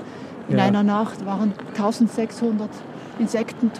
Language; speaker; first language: German; native; German